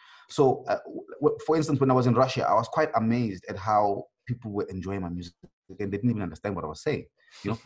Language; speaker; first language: English; non-native, local second language; Swati